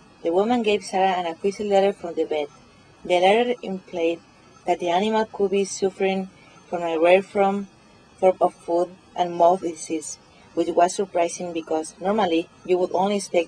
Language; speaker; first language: English; non-native, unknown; Spanish